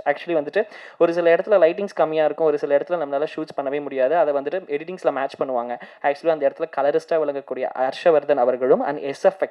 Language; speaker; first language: Tamil; native; Tamil